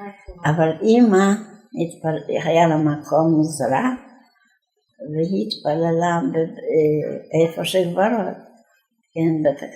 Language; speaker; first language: Hebrew; non-native, fluent; Yiddish